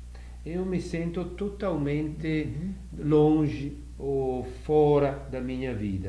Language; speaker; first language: Portuguese; non-native, fluent; Italian